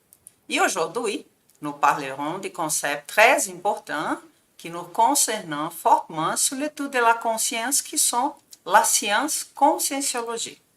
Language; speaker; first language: French; non-native, fluent; Portuguese